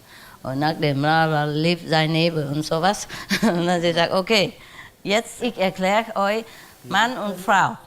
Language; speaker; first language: German; non-native, learner; Vietnamese